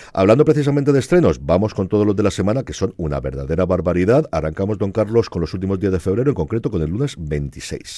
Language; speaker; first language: Spanish; native; Spanish